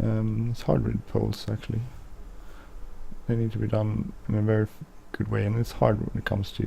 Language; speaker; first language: English; non-native, fluent; Swedish